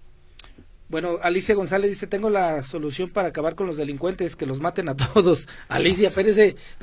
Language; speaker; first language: Spanish; native; Spanish